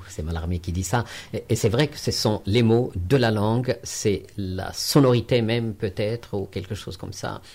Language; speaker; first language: French; non-native, local second language; Arabic